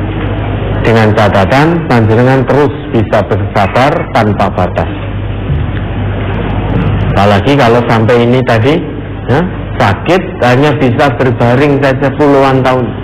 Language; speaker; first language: Indonesian; non-native, local second language; Javanese